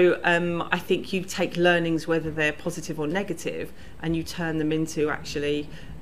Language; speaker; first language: English; native; English